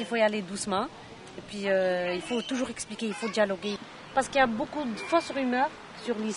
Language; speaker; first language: French; non-native, local second language; Arabic